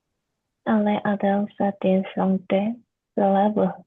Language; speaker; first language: French; non-native, learner; Korean